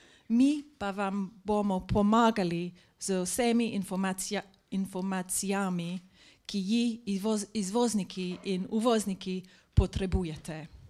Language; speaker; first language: Slovenian; non-native, learner; English